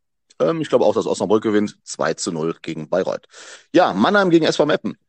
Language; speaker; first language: German; native; German